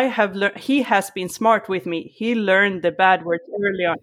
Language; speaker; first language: English; non-native, fluent; Swedish